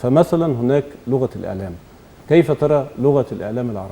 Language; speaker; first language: Egyptian Arabic; native; Egyptian Arabic